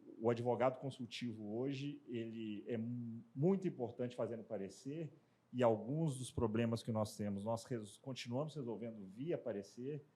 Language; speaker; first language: Portuguese; native; Portuguese